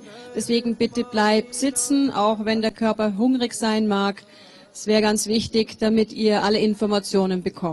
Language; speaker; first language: German; native; German